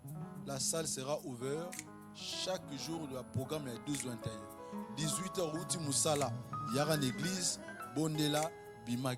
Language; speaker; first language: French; non-native, local second language; Lingala